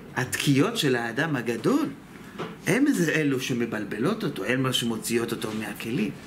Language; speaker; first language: Hebrew; native; Hebrew